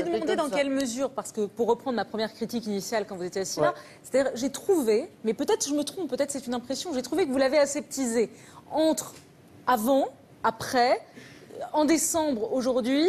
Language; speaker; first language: French; native; French